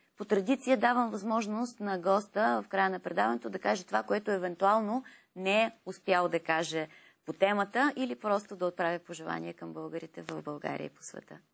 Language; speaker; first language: Bulgarian; native; Bulgarian